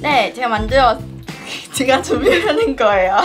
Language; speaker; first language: Korean; non-native, learner; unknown